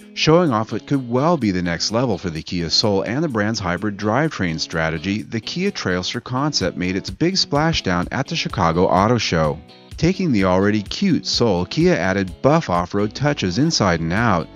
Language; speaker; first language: English; native; English